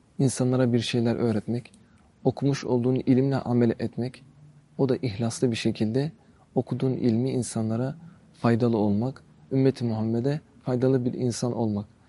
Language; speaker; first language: Turkish; native; Turkish